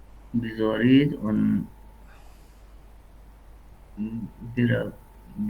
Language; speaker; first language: Persian; non-native, learner; Urdu